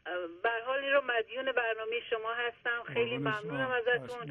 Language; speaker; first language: Persian; native; Persian